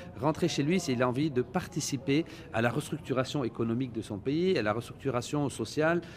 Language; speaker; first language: French; non-native, local second language; Arabic